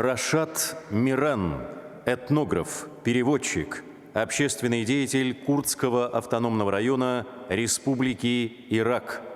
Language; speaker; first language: Russian; native; Russian